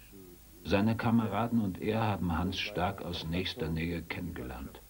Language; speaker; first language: German; native; German